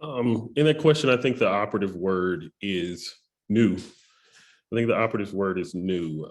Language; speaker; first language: English; native; English